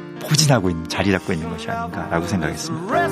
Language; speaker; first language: Korean; native; Korean